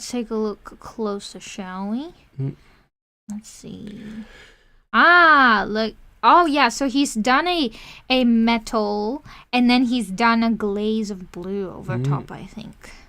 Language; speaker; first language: English; native; English